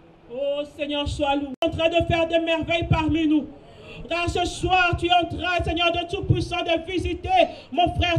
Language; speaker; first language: French; non-native, local second language; Lingala